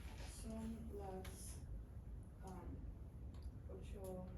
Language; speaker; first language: Spanish; non-native, learner; English